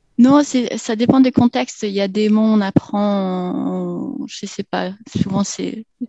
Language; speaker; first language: French; non-native, fluent; Spanish